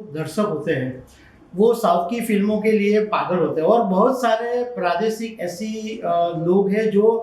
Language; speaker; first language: Hindi; non-native, local second language; Gujarati